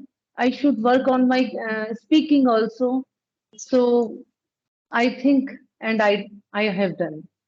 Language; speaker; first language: English; non-native, learner; Punjabi